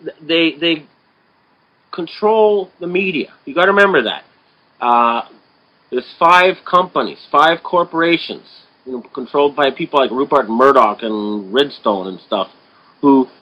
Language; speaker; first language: English; native; English